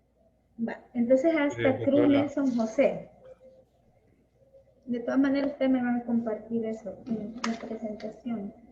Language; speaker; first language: Spanish; native; Spanish